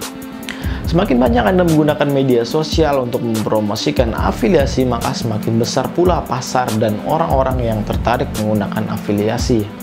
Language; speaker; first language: Indonesian; native; Indonesian